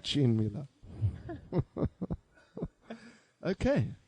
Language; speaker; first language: Russian; non-native, learner; English